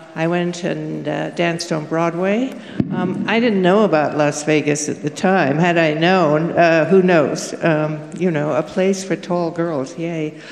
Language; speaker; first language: English; native; English